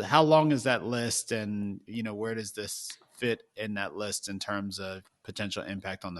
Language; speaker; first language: English; native; English